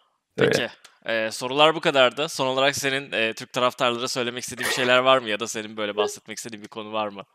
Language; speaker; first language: Turkish; native; Turkish